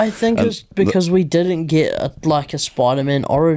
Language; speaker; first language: English; native; English